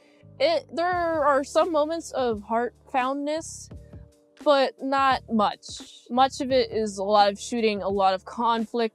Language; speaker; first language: English; native; English